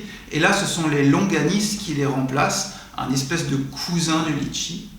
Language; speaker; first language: French; native; French